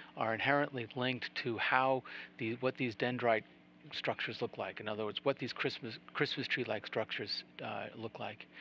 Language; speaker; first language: English; native; English